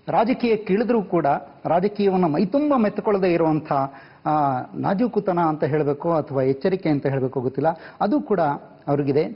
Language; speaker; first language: Kannada; native; Kannada